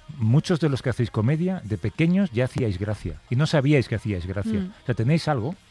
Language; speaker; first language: Spanish; native; Spanish